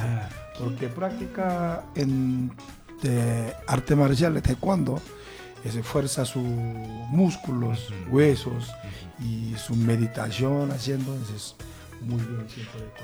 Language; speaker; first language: Spanish; non-native, learner; Korean